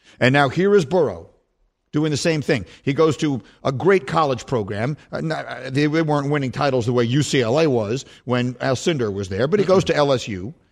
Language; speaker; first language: English; native; English